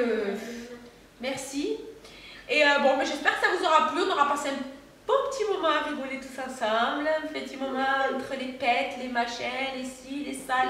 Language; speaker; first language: French; native; French